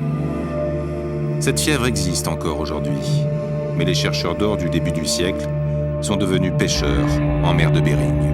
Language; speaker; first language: French; native; French